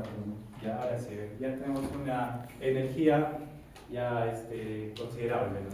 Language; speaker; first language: Spanish; native; Spanish